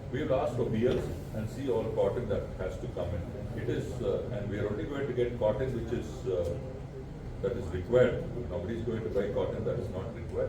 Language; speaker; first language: English; non-native, local second language; Tamil